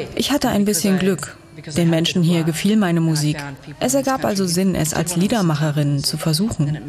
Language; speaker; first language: German; non-native, fluent; English